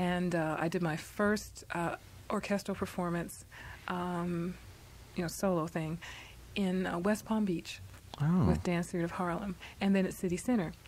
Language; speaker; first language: English; native; English